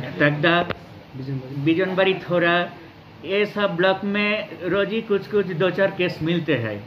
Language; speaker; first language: Hindi; non-native, local second language; Nepali